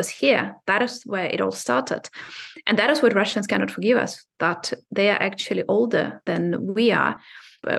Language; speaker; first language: English; non-native, fluent; Ukrainian